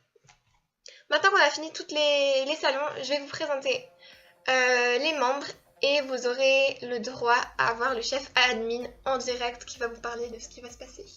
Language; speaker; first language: French; native; French